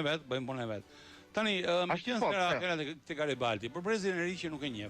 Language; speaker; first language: Albanian; native; Albanian